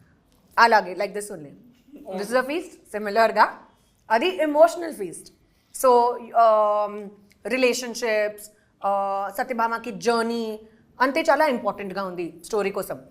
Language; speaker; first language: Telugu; non-native, learner; Hindi